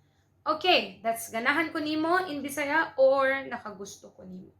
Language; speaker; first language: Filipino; non-native, local second language; Cebuano